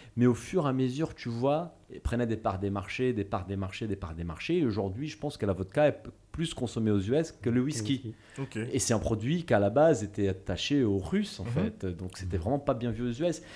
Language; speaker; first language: French; non-native, fluent; Portuguese